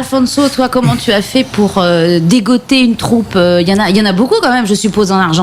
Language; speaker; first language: French; native; French